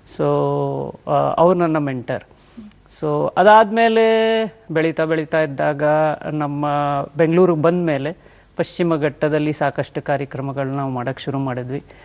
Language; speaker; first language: Kannada; non-native, local second language; Gujarati